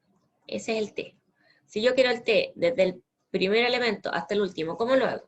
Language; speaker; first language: Spanish; native; Spanish